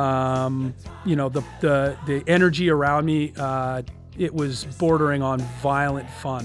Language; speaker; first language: English; native; English